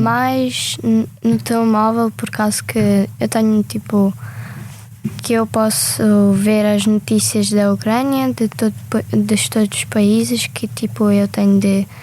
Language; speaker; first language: Portuguese; early bilingual, other home language; Ukrainian